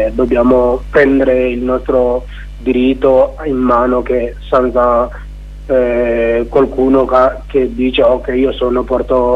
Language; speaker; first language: Italian; non-native, learner; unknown